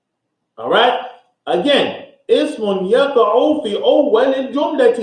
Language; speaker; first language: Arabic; non-native, fluent; English